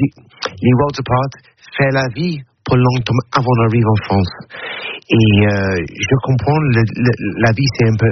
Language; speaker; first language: French; non-native, learner; English